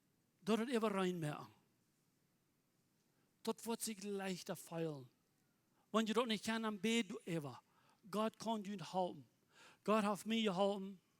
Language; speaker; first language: German; non-native, learner; Plautdietsch